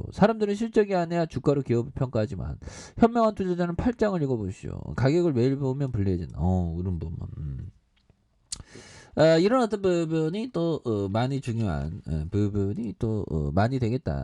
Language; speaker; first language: Korean; native; Korean